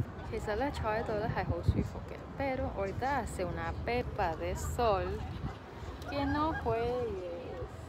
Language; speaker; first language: Spanish; native; Spanish